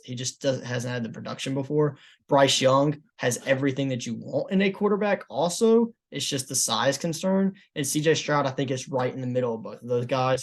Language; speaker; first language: English; native; English